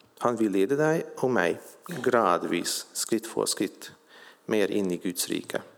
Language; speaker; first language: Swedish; non-native, fluent; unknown